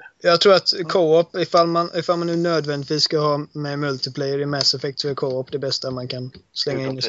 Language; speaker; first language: Swedish; native; Swedish